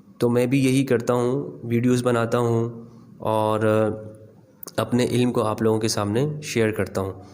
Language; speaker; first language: Urdu; non-native, local second language; Pashto